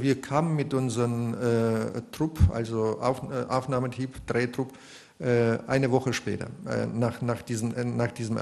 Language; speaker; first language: German; non-native, fluent; Russian